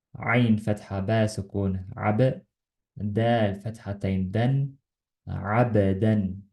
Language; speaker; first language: Arabic; non-native, learner; Estonian